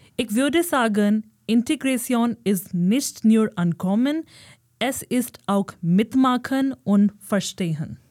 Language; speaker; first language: German; non-native, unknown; Hindi